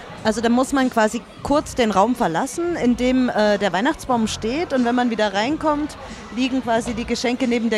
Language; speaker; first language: German; native; German